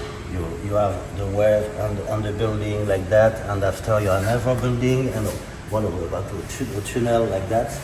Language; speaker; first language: English; non-native, learner; French